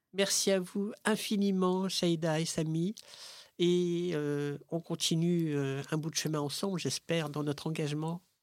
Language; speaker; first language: French; native; French